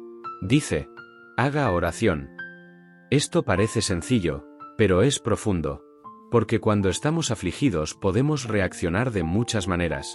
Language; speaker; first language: Spanish; native; Spanish